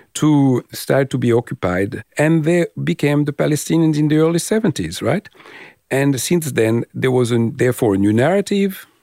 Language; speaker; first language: English; non-native, fluent; French